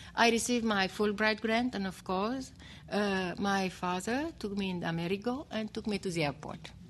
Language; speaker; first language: English; non-native, fluent; Romanian